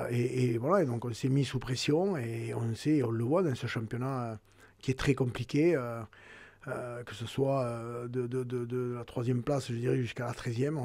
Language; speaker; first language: French; native; French